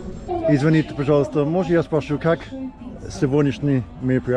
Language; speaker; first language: Russian; non-native, learner; English